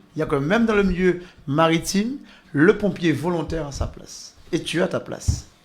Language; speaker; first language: French; native; French